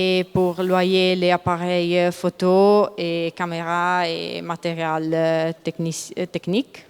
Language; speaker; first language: French; non-native, learner; Italian